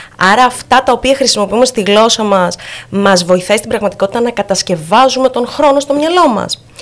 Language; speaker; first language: Greek; native; Greek